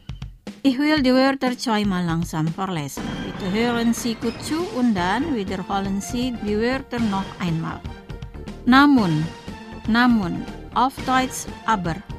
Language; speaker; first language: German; non-native, fluent; Indonesian